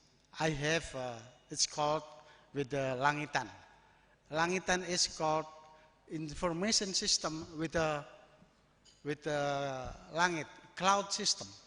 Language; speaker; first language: English; non-native, learner; Indonesian